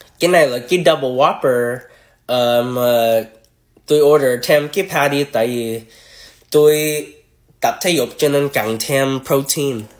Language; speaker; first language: Vietnamese; early bilingual, heritage; Vietnamese